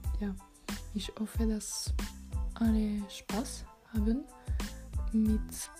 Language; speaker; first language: German; non-native, learner; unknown